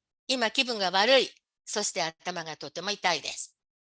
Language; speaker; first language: Japanese; non-native, fluent; Spanish